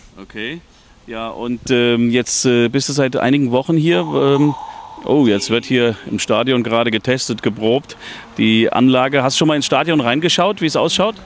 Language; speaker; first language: German; native; German